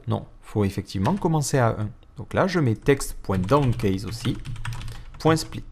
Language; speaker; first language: French; native; French